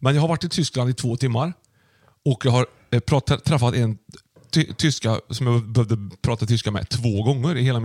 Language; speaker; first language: Swedish; native; Swedish